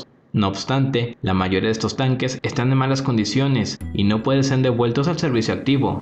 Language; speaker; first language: Spanish; native; Spanish